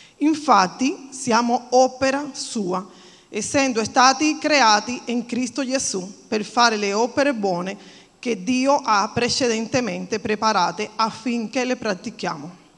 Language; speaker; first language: Italian; non-native, fluent; Spanish